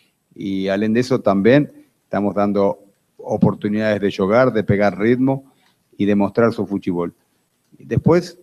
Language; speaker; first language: Spanish; non-native, fluent; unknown